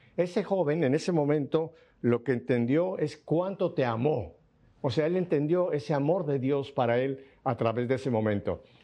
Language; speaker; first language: Spanish; native; Spanish